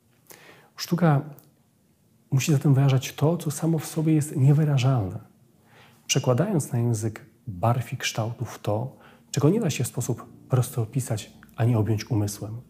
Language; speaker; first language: Polish; native; Polish